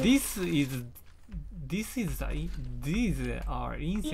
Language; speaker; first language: English; non-native, learner; Japanese